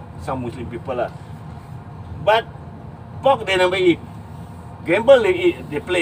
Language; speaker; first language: English; non-native, local second language; Malay